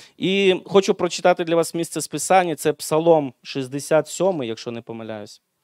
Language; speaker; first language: Ukrainian; non-native, local second language; Russian